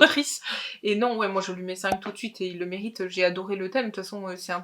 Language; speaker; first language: French; native; French